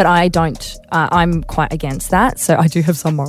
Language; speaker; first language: English; native; English